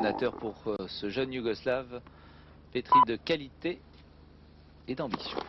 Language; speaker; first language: French; native; French